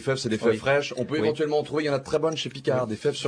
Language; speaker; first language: French; native; French